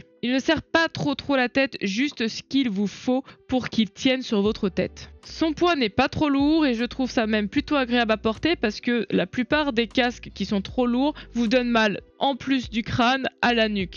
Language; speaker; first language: French; native; French